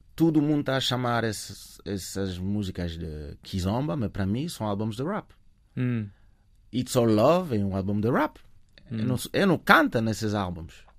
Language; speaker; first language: Portuguese; non-native, fluent; French